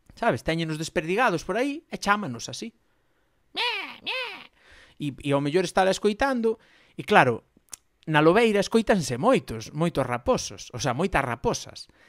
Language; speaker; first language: Galician; non-native, local second language; Spanish